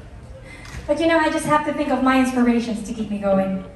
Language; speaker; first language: English; non-native, local second language; Filipino